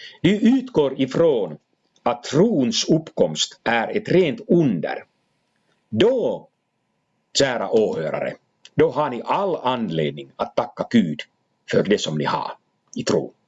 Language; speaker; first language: Swedish; non-native, fluent; Finnish